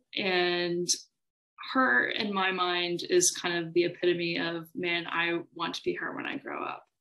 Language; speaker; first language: English; native; English